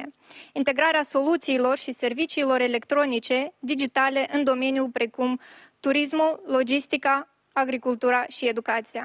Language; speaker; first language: Romanian; native; Romanian